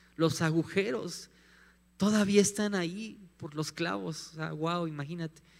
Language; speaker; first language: Spanish; native; Spanish